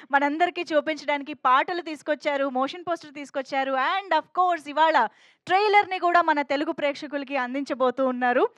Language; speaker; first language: Telugu; native; Telugu